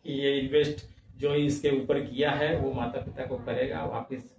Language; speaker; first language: Hindi; non-native, local second language; Marathi